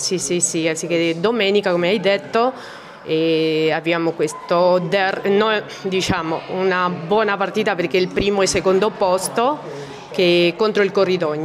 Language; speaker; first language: Italian; non-native, fluent; Spanish